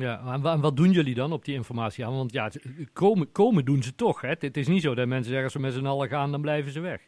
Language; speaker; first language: Dutch; native; Dutch